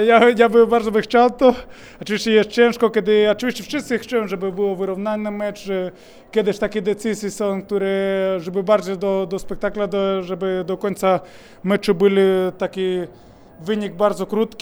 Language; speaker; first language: Polish; non-native, fluent; Spanish